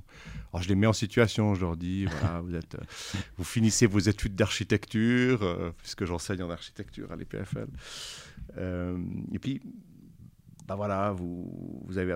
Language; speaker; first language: French; native; French